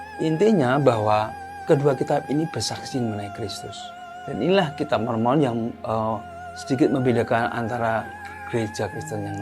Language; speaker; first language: Indonesian; native; Indonesian